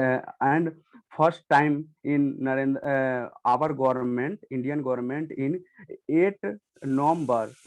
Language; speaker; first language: English; non-native, learner; Hindi